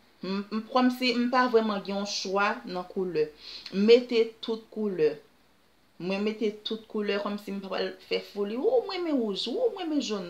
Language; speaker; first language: French; non-native, learner; Haitian Creole